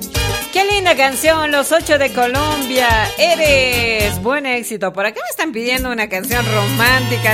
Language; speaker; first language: Spanish; native; Spanish